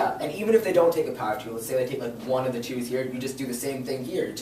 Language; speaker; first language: English; native; English